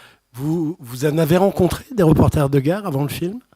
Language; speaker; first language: French; native; French